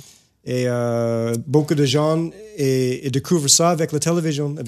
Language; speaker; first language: French; non-native, fluent; English